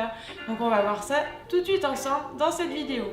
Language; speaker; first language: French; native; French